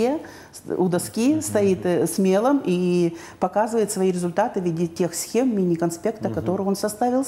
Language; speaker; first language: Russian; native; Russian